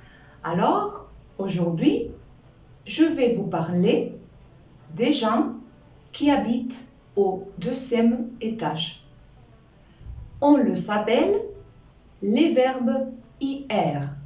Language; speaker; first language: French; non-native, fluent; Spanish